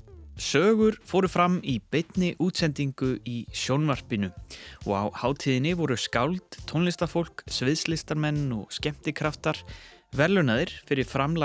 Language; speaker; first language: Icelandic; native; Icelandic